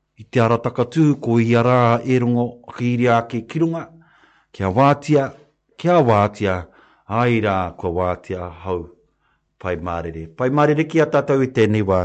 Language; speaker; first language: Māori; non-native, local second language; English